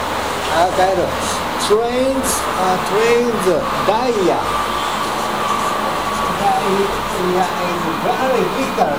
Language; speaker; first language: English; non-native, learner; Japanese